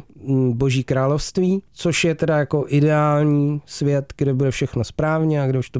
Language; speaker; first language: Czech; native; Czech